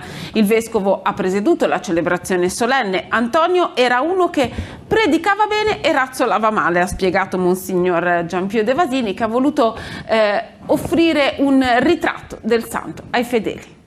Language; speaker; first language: Italian; native; Italian